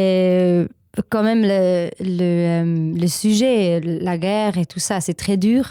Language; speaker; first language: French; non-native, learner; German